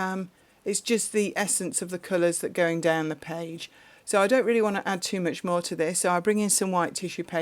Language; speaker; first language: English; native; English